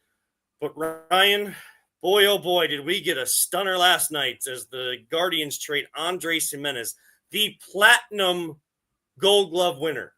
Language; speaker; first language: English; native; English